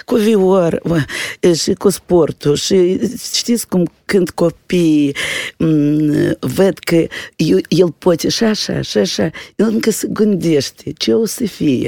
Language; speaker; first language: Romanian; non-native, local second language; Russian